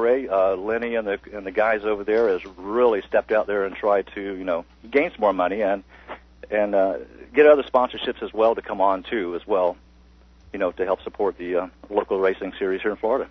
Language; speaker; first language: English; native; English